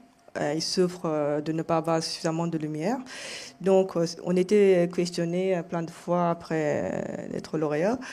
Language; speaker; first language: French; non-native, fluent; Japanese